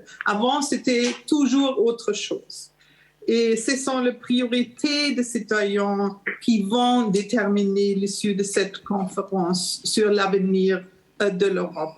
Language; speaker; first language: French; non-native, learner; German